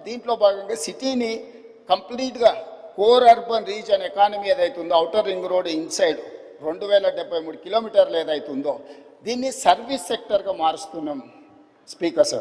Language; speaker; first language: Telugu; native; Telugu